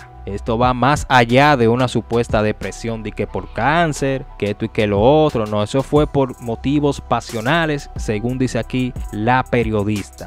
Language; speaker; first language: Spanish; native; Spanish